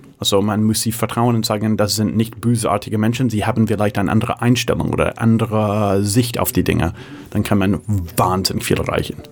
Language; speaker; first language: German; non-native, fluent; English